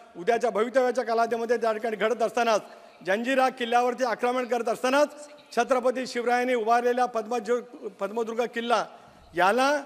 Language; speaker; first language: Marathi; native; Marathi